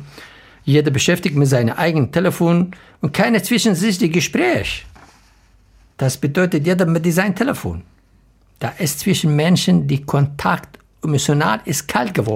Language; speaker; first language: German; non-native, learner; Arabic